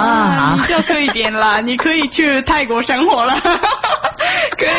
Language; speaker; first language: Chinese; non-native, fluent; Japanese